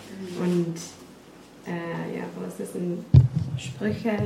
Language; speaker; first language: German; non-native, fluent; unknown